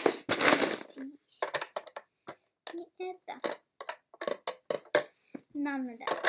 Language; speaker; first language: Russian; early bilingual, heritage; Russian